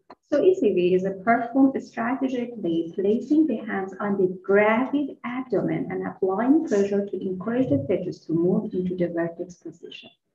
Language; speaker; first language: English; non-native, fluent; Persian